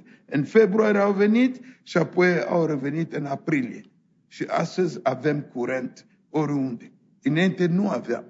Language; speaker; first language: Romanian; non-native, fluent; French